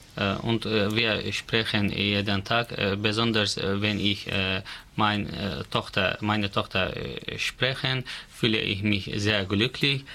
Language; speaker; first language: German; non-native, learner; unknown